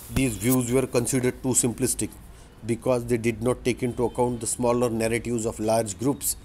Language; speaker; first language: English; non-native, local second language; Marathi